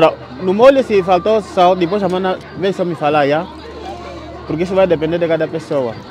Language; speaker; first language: Portuguese; non-native, learner; Vietnamese